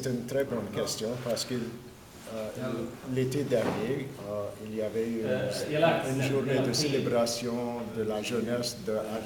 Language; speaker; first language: French; non-native, fluent; English